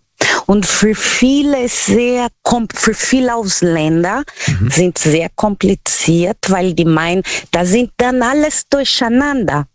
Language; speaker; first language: German; non-native, learner; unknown